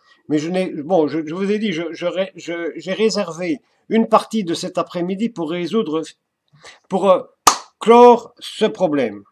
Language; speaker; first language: French; native; French